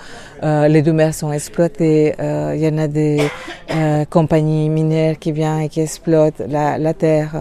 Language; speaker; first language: French; non-native, fluent; Spanish